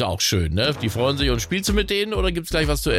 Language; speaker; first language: German; native; German